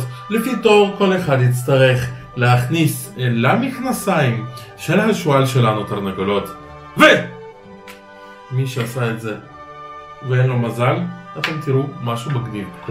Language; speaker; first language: Hebrew; native; Hebrew